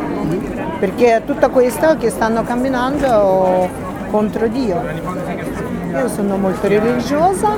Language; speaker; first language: Italian; non-native, learner; Russian